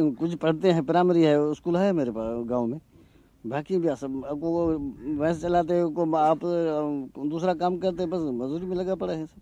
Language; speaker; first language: Urdu; non-native, local second language; Sindhi